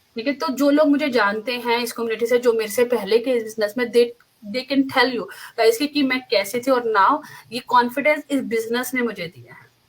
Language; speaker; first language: Hindi; native; Hindi